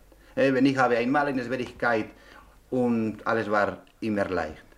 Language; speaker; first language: German; non-native, learner; Spanish